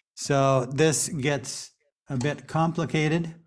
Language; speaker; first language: English; native; English